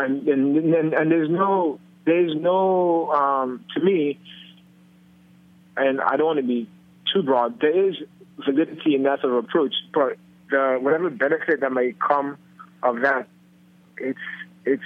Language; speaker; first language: English; non-native, local second language; Yoruba